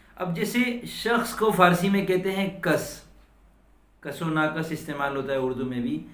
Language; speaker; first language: Urdu; native; Urdu